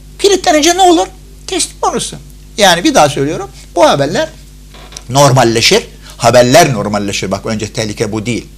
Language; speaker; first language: Turkish; non-native, fluent; Arabic